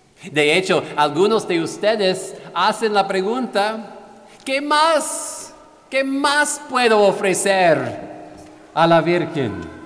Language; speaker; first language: Spanish; non-native, fluent; English